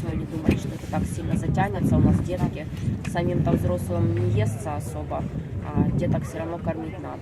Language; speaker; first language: Russian; native; Russian